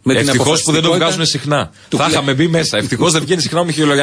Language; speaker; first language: Greek; native; Greek